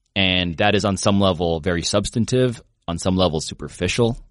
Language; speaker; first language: English; native; English